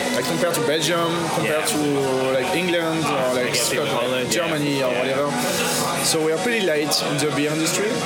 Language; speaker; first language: English; non-native, fluent; French